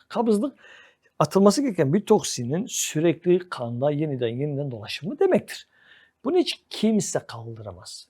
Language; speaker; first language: Turkish; native; Turkish